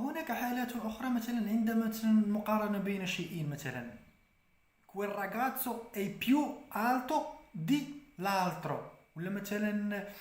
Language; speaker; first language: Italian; non-native, fluent; Arabic